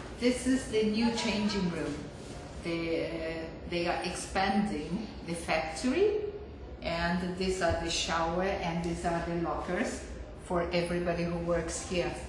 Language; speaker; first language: English; non-native, fluent; Portuguese